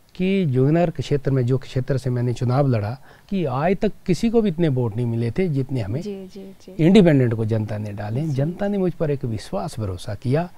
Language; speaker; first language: Hindi; native; Hindi